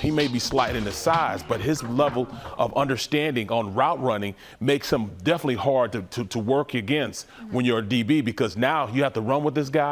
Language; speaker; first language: English; native; English